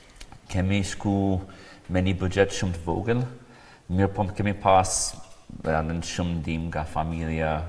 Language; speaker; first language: Albanian; non-native, fluent; English